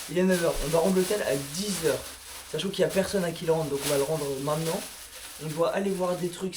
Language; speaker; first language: French; native; French